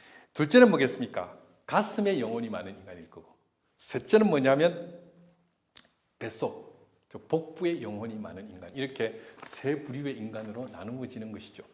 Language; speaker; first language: Korean; native; Korean